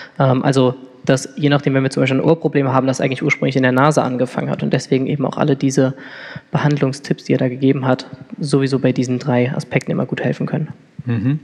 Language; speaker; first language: German; native; German